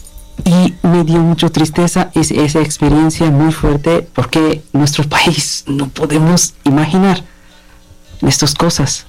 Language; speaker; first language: Spanish; non-native, learner; Bangla